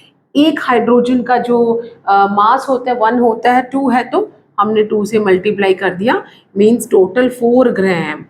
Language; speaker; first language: Hindi; native; Hindi